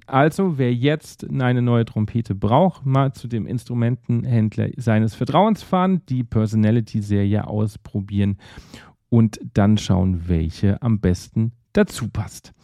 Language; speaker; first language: German; native; German